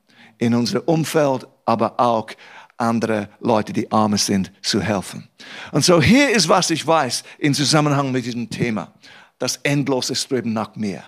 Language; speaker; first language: German; non-native, fluent; English